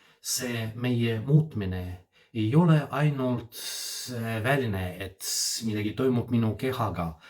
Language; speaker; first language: Estonian; non-native, fluent; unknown